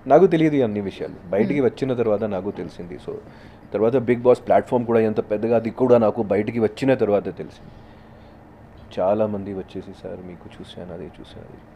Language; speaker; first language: Telugu; non-native, local second language; Hindi